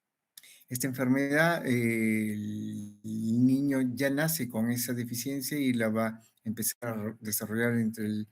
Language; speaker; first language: Spanish; native; Spanish